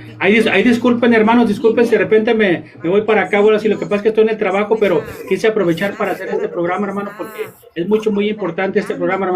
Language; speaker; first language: Spanish; native; Spanish